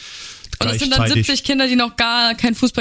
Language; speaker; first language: German; native; German